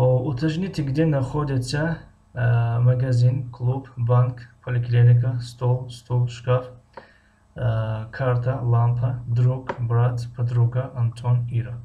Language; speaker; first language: Russian; non-native, fluent; Tajik